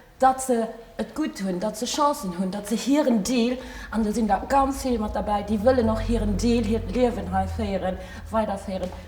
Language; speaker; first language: Luxembourgish; early bilingual, other home language; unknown